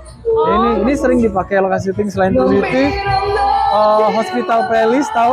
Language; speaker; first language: Indonesian; non-native, fluent; Korean